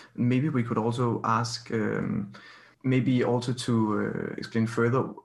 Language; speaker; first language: English; non-native, fluent; Danish